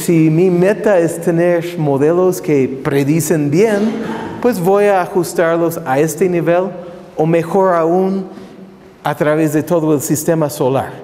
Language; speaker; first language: Spanish; non-native, fluent; English